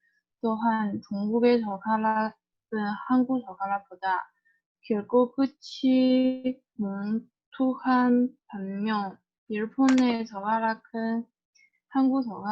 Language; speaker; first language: Korean; non-native, learner; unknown